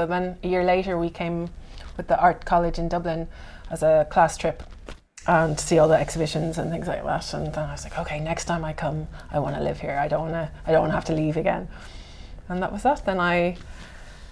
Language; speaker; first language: English; native; English